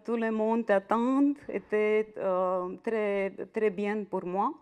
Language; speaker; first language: French; non-native, fluent; Romanian